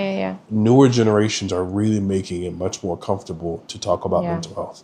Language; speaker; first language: English; native; English